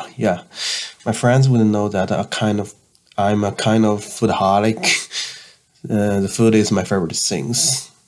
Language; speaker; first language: English; non-native, learner; Chinese